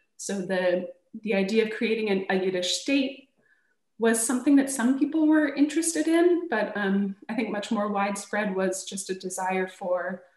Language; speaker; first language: English; native; English